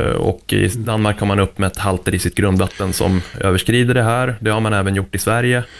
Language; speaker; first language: Swedish; native; Swedish